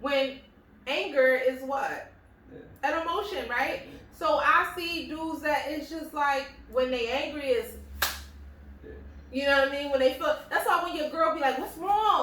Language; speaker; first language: English; native; English